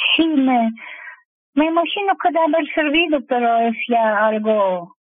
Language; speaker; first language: Spanish; non-native, fluent; Russian